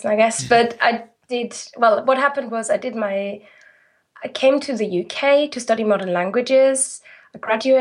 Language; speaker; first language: English; non-native, fluent; German